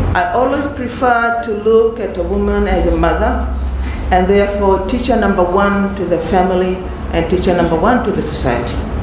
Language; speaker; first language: English; non-native, local second language; Swahili